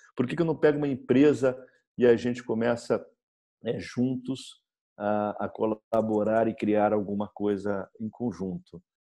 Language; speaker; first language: Portuguese; native; Portuguese